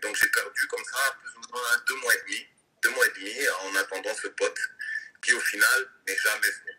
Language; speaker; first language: French; native; French